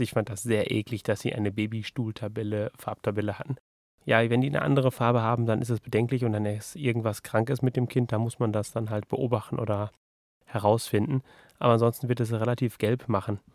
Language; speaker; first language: German; native; German